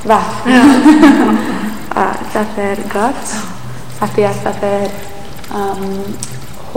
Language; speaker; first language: Icelandic; non-native, learner; English